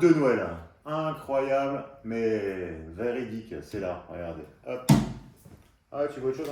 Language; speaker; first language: French; native; French